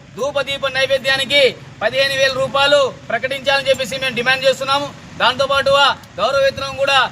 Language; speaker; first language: Telugu; non-native, local second language; Lambadi